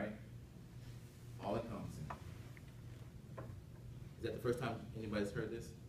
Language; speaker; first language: English; native; English